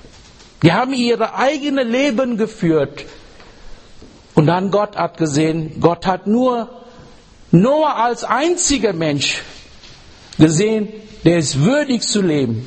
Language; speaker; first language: German; non-native, learner; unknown